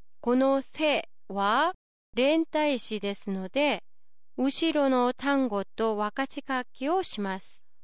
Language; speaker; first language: Japanese; non-native, fluent; Korean